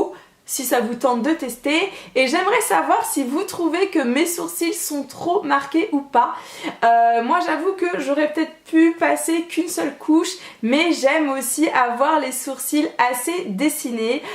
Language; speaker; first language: French; native; French